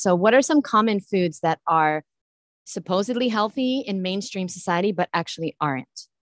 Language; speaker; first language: English; early bilingual, other home language; Italian